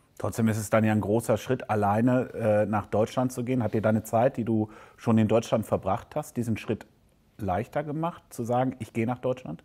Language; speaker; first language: German; native; German